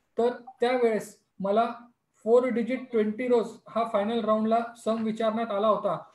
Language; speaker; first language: Marathi; non-native, local second language; Hindi